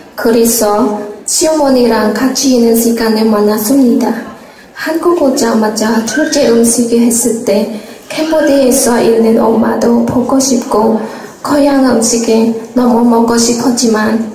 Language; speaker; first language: Korean; non-native, learner; Khmer